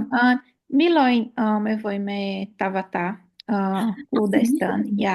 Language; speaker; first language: Finnish; non-native, learner; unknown